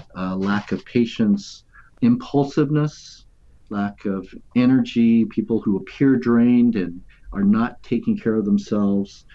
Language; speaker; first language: English; native; English